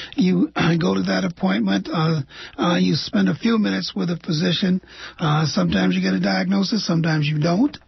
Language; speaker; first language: English; native; English